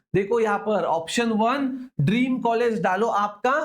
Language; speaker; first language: Hindi; non-native, local second language; Marathi